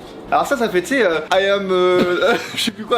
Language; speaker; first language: French; native; French